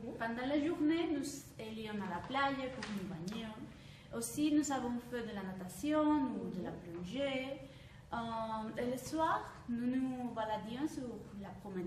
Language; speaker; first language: French; non-native, learner; Spanish